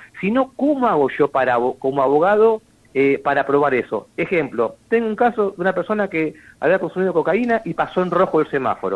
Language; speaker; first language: Spanish; native; Spanish